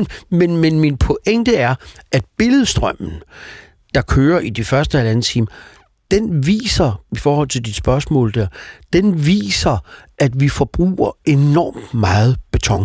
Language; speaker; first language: Danish; native; Danish